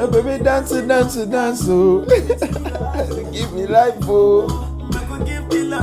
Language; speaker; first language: English; native; English